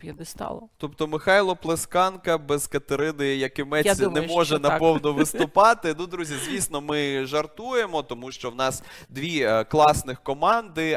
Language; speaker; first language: Ukrainian; native; Ukrainian